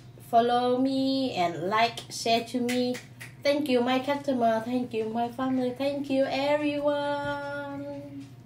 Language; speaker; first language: English; non-native, learner; Vietnamese